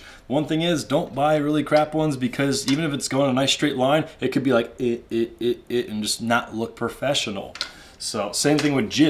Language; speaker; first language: English; native; English